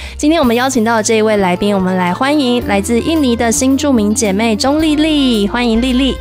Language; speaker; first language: Chinese; native; Chinese